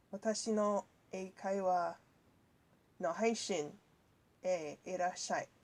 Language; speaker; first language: Japanese; non-native, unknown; English